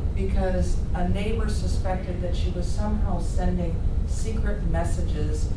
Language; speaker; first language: English; native; English